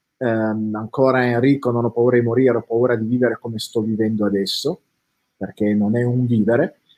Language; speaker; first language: Italian; native; Italian